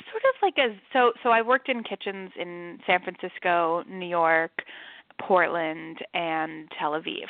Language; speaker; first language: English; native; English